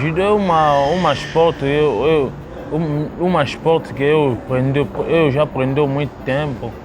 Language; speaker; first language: Portuguese; non-native, learner; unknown